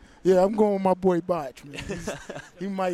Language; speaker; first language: English; native; English